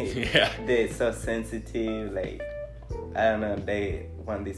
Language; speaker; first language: English; early bilingual, other home language; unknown